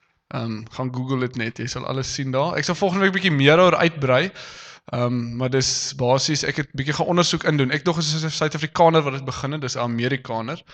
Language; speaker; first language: Afrikaans; native; Afrikaans